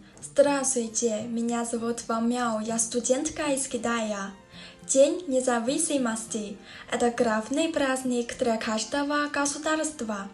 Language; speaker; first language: Russian; non-native, learner; Chinese